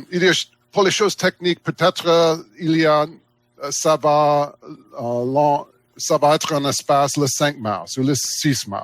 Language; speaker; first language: French; non-native, learner; English